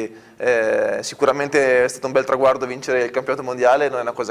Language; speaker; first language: Italian; native; Italian